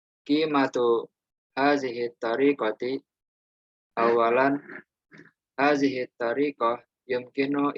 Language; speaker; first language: Arabic; non-native, learner; Indonesian